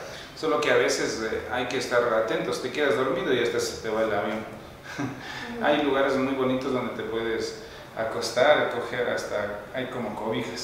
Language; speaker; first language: Spanish; native; Spanish